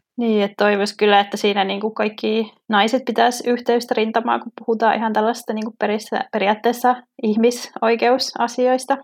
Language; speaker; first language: Finnish; native; Finnish